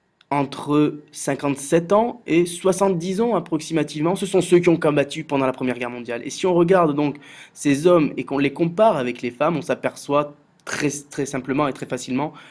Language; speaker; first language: French; native; French